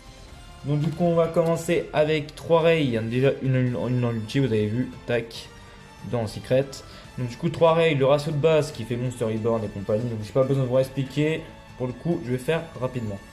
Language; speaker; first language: French; native; French